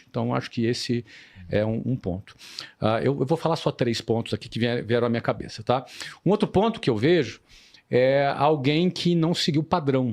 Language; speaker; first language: Portuguese; native; Portuguese